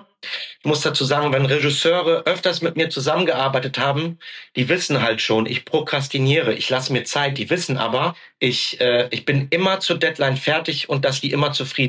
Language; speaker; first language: German; native; German